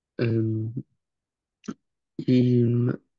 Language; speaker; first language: German; non-native, learner; French